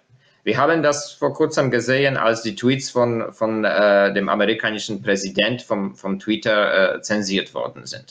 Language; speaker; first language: German; non-native, fluent; Polish